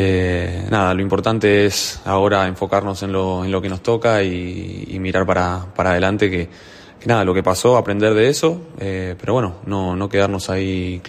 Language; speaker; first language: Spanish; native; Spanish